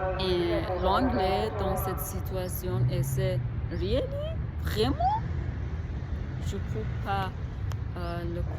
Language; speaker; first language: French; non-native, learner; Persian